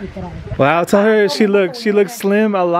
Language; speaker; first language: English; native; English